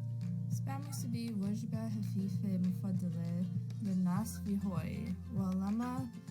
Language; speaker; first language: Arabic; non-native, learner; English